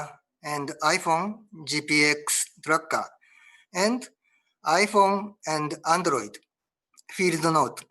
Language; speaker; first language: English; non-native, learner; Japanese